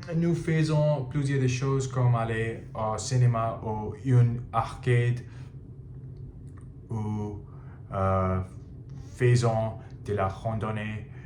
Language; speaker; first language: French; non-native, learner; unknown